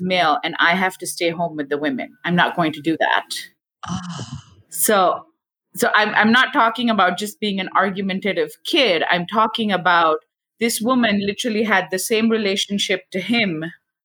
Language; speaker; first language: English; non-native, local second language; Gujarati